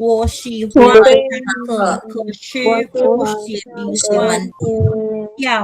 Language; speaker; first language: Chinese; non-native, learner; Filipino